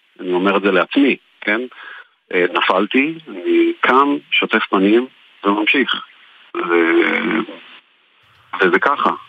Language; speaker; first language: Hebrew; native; Hebrew